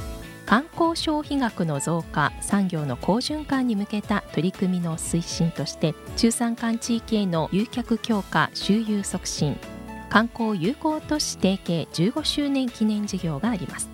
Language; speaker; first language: Japanese; native; Japanese